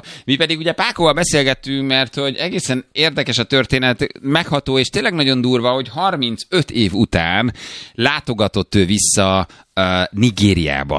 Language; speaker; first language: Hungarian; native; Hungarian